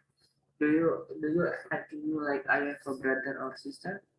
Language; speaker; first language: English; non-native, learner; Indonesian